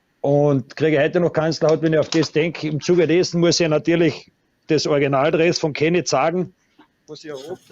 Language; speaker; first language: German; native; German